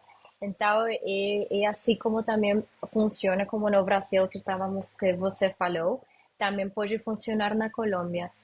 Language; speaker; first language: Portuguese; non-native, learner; Spanish